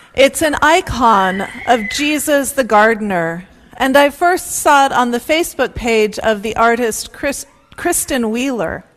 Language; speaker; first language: English; native; English